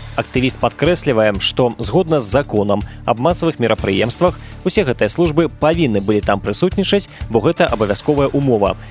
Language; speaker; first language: Belarusian; native; Belarusian